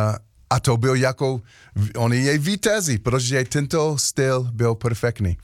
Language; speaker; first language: Czech; non-native, learner; English